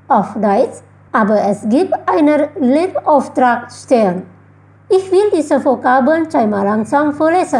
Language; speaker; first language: German; non-native, fluent; Indonesian